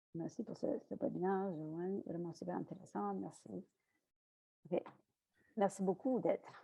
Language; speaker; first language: French; native; French